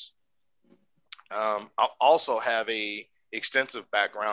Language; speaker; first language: English; native; English